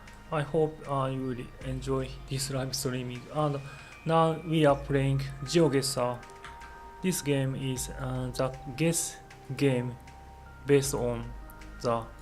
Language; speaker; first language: English; non-native, learner; Japanese